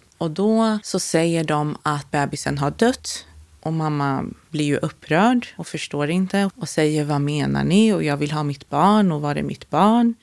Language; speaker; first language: Swedish; native; Swedish